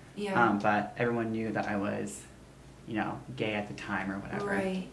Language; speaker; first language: English; native; English